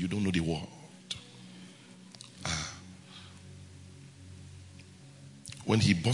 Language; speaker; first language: English; non-native, local second language; Bini